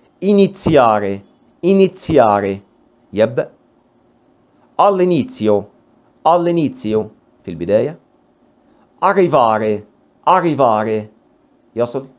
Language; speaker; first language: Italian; non-native, fluent; Arabic